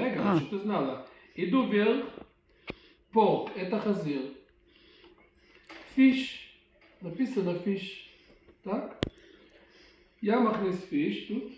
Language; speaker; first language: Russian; early bilingual, heritage; Russian